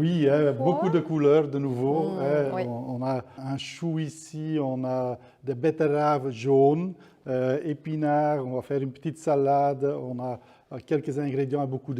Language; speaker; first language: French; non-native, local second language; Dutch